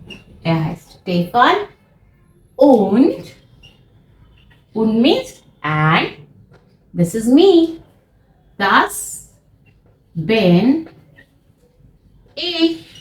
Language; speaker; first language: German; non-native, fluent; Hindi